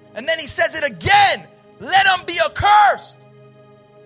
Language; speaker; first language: English; native; English